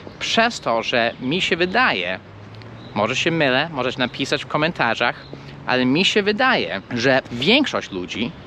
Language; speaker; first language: Polish; non-native, fluent; English